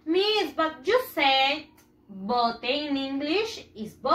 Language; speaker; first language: English; non-native, fluent; Spanish